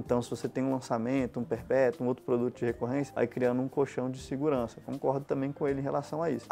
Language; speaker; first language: Portuguese; native; Portuguese